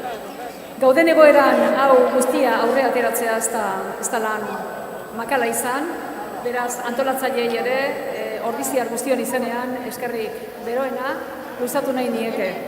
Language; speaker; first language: Basque; native; Basque